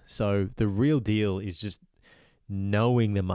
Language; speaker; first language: English; native; English